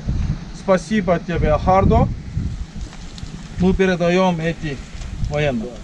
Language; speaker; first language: Russian; non-native, learner; Estonian